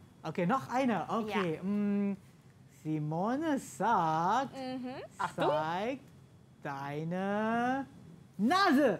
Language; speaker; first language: German; non-native, learner; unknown